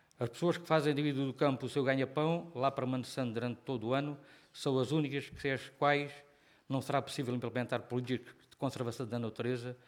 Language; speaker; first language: Portuguese; native; Portuguese